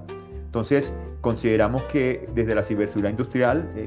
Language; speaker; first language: Spanish; native; Spanish